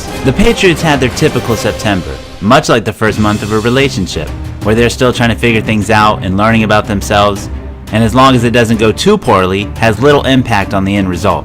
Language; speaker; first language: English; native; English